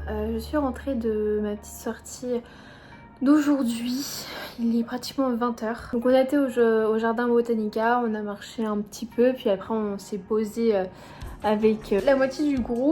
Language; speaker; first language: French; native; French